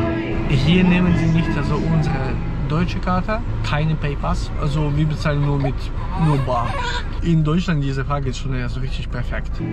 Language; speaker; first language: German; non-native, fluent; Ukrainian